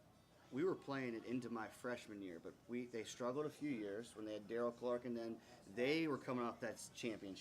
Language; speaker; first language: English; native; English